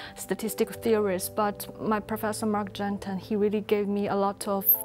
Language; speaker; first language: English; non-native, fluent; Chinese